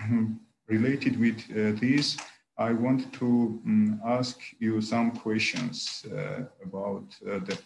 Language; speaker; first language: English; non-native, learner; Armenian